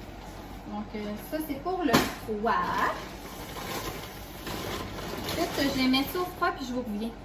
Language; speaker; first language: French; native; French